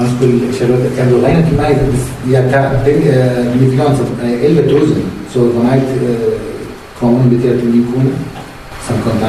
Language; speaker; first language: Danish; non-native, learner; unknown